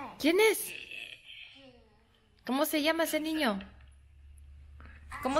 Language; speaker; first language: Spanish; early bilingual, heritage; English